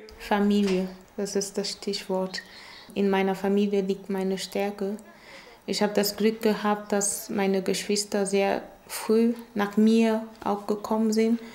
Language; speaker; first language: German; non-native, fluent; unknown